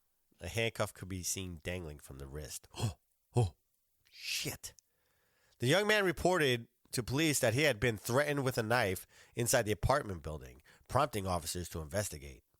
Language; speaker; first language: English; native; English